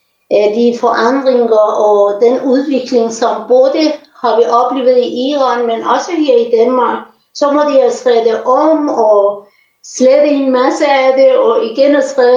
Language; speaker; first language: Danish; non-native, fluent; Persian